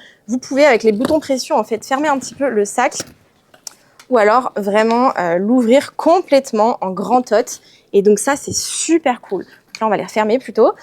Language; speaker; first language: French; native; French